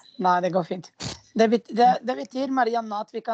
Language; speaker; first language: Norwegian; non-native, fluent; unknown